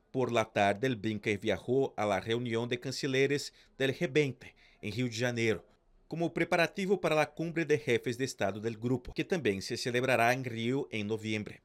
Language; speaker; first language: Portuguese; non-native, fluent; Spanish